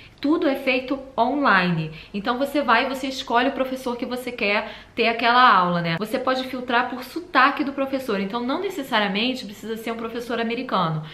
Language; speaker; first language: Portuguese; native; Portuguese